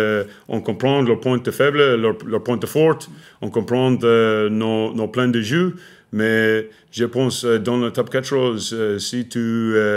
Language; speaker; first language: French; non-native, learner; English